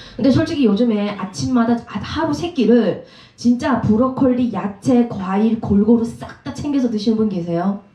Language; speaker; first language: Korean; native; Korean